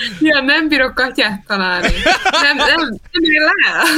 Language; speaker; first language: Hungarian; early bilingual, heritage; Hungarian